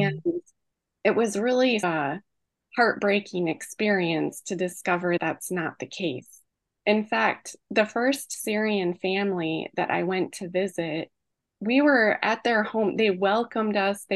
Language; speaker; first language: English; native; English